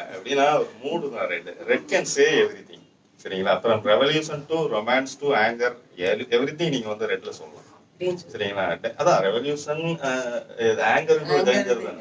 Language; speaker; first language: Tamil; native; Tamil